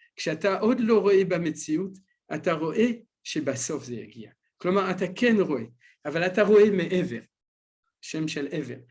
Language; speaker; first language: Hebrew; non-native, fluent; French